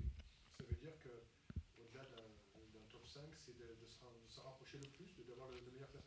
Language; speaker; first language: French; native; French